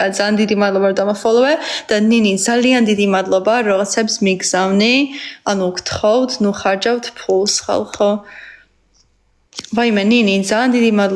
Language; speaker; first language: Georgian; early bilingual, heritage; Georgian